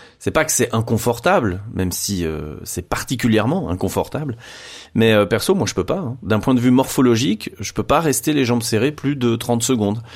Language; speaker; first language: French; native; French